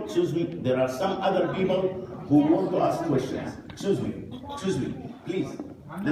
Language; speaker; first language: English; non-native, fluent; Arabic